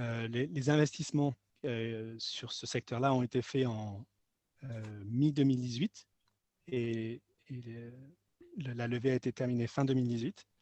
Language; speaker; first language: French; native; French